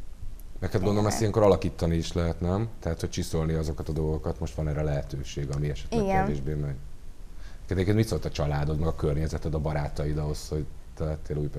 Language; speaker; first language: Hungarian; native; Hungarian